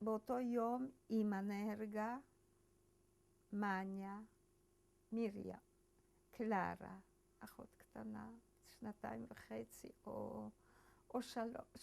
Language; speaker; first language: Hebrew; early bilingual, other home language; Polish